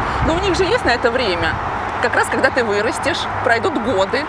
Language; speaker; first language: Russian; native; Russian